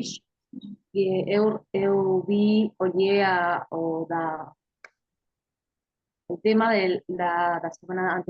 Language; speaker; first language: Portuguese; non-native, learner; Spanish